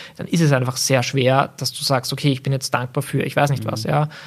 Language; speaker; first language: German; native; German